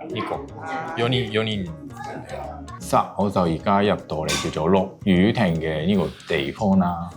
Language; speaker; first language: Cantonese; non-native, fluent; Japanese